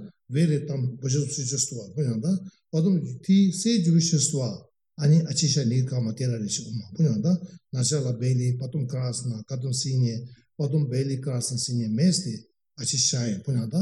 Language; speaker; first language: Russian; non-native, learner; Tibetan